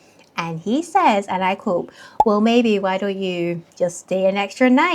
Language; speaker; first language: English; native; English